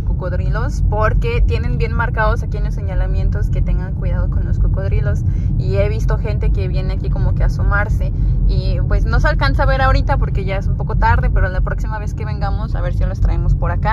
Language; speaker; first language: Spanish; native; Spanish